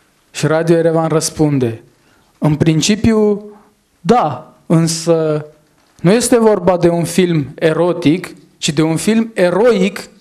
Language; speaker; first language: Romanian; non-native, fluent; Armenian